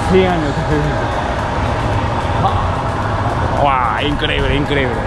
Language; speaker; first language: Spanish; non-native, learner; Japanese